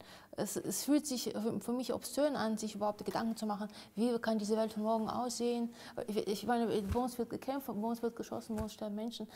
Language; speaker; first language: German; non-native, fluent; Russian